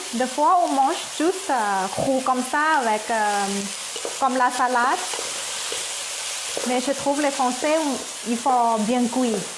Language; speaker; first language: French; non-native, fluent; Thai